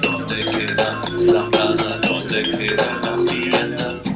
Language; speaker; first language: Spanish; non-native, fluent; English